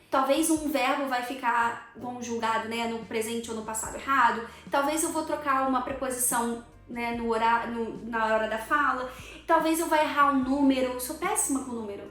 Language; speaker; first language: Portuguese; native; Portuguese